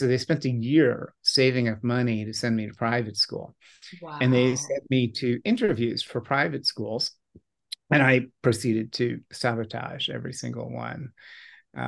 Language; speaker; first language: English; native; English